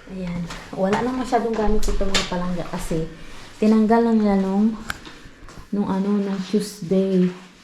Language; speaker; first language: Filipino; non-native, local second language; Hiligaynon